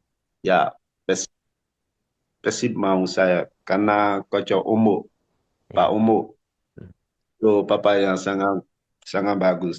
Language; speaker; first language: Indonesian; non-native, learner; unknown